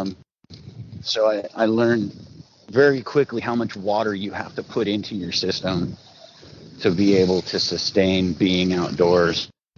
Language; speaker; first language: English; native; English